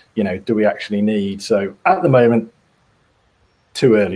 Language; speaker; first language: English; native; English